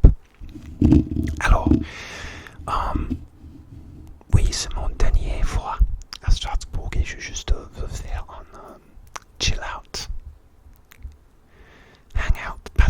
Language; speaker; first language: French; non-native, learner; English